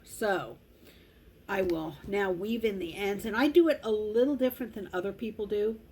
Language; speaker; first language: English; native; English